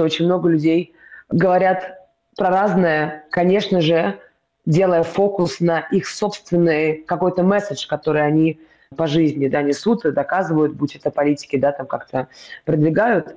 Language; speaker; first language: Russian; native; Russian